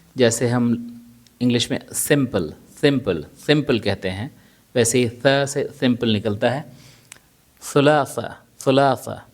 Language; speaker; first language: Urdu; native; Urdu